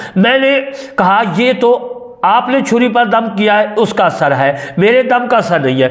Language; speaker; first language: Urdu; non-native, local second language; Saraiki